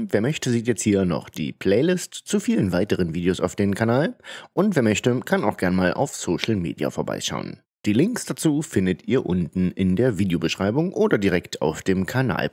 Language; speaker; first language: German; native; German